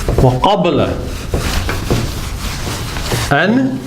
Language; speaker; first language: Arabic; non-native, fluent; English